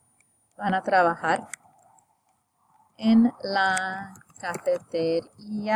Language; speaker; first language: Spanish; non-native, fluent; English